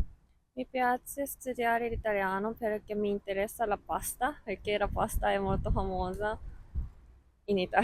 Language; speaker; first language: Italian; non-native, learner; Japanese